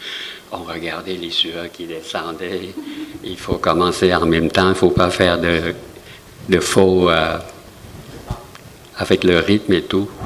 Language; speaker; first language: French; non-native, fluent; Vietnamese